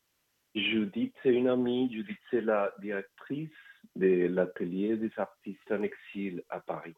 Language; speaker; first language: French; non-native, fluent; Spanish